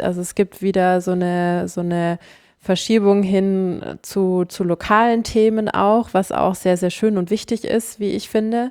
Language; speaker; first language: German; native; German